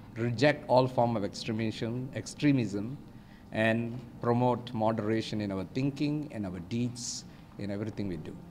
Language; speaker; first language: English; non-native, local second language; Tamil